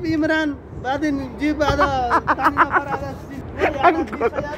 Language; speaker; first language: Arabic; non-native, learner; Nepali